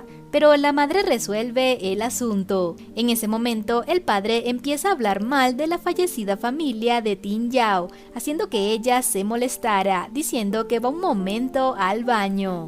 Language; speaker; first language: Spanish; native; Spanish